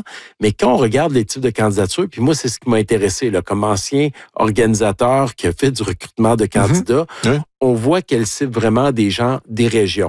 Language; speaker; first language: French; native; French